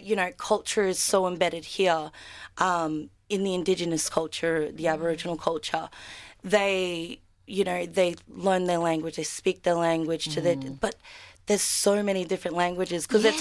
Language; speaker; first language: English; native; English